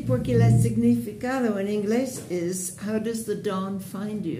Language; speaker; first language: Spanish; non-native, learner; English